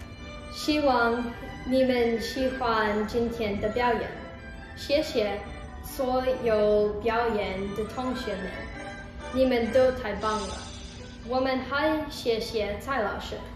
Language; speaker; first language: Chinese; non-native, learner; English